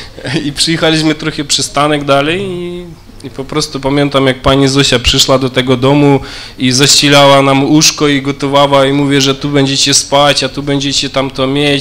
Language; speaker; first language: Polish; early bilingual, other home language; Ukrainian